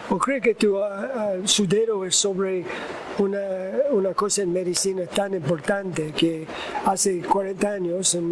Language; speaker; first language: Spanish; non-native, learner; English